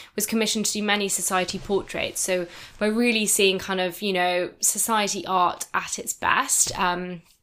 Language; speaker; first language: English; native; English